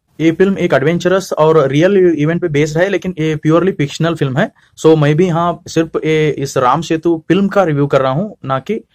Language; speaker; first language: Hindi; non-native, local second language; Kannada